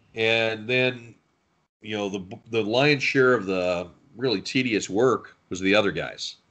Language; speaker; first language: English; native; English